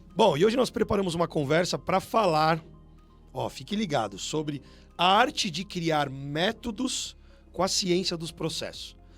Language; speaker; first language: Portuguese; native; Portuguese